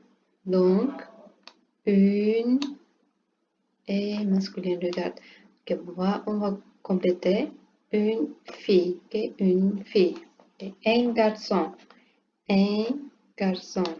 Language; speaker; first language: French; non-native, learner; Portuguese